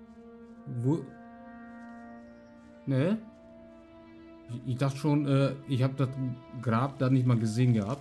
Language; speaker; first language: German; native; German